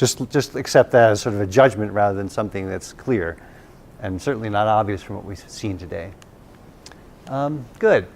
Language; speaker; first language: English; native; English